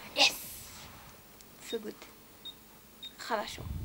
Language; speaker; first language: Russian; non-native, learner; French